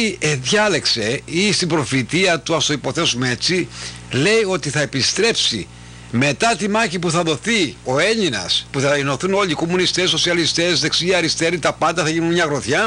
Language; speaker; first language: Greek; native; Greek